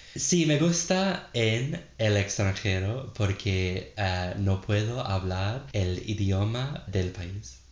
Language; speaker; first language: Spanish; non-native, learner; English